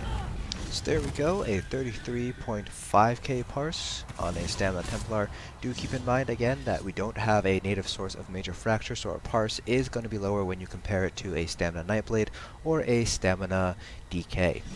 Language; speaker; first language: English; native; English